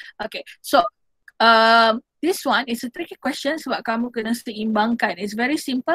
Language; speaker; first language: English; non-native, local second language; Malay